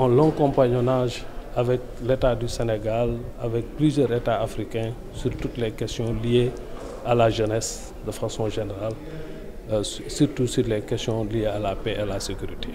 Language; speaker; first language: French; non-native, local second language; Wolof